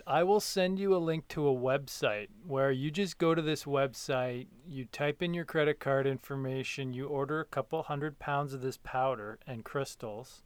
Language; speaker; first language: English; native; English